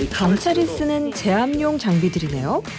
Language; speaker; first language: Korean; native; Korean